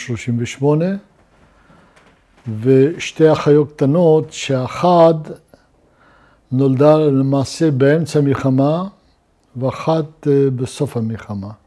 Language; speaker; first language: Hebrew; non-native, fluent; Luxembourgish